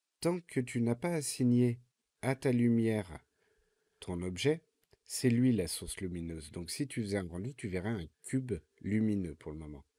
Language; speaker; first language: French; native; French